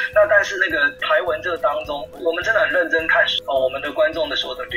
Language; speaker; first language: Chinese; non-native, local second language; Min Nan Chinese